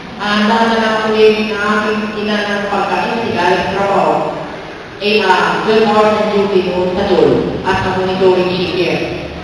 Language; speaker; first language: Filipino; non-native, local second language; Cebuano